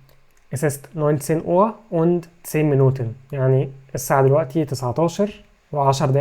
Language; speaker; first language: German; non-native, fluent; Arabic